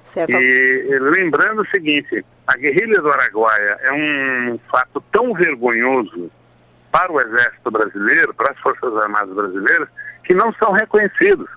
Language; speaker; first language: Portuguese; native; Portuguese